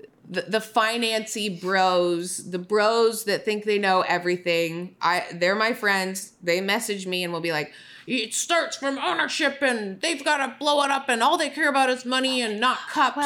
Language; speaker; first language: English; native; English